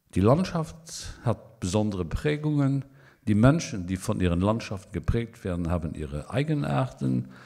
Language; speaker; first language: German; non-native, local second language; Luxembourgish